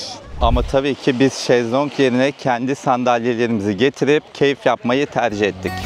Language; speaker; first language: Turkish; native; Turkish